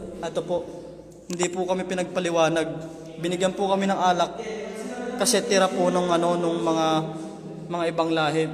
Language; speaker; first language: Filipino; non-native, local second language; Iloko